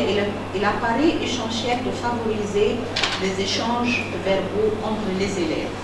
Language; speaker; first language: French; non-native, fluent; Arabic